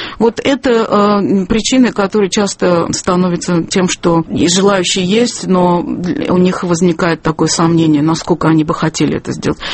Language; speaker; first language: Russian; non-native, local second language; Azerbaijani